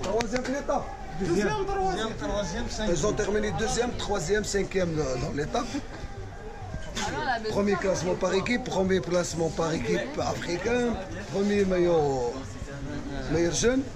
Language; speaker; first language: French; non-native, local second language; Arabic